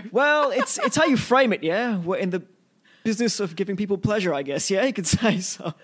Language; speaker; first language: English; early bilingual, other home language; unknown